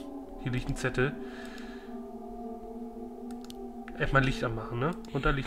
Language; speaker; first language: German; native; German